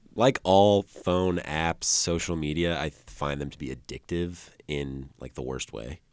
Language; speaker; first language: English; native; English